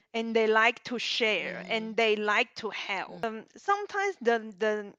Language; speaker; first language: English; non-native, learner; Chinese